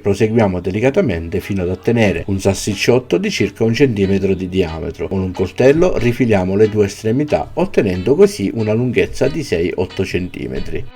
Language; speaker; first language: Italian; native; Italian